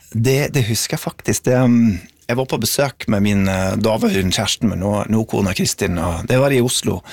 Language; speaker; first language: Norwegian; non-native, fluent; English